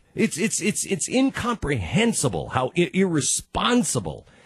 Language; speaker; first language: English; native; English